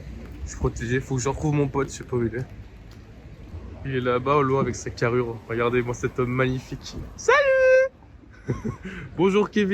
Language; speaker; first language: French; native; French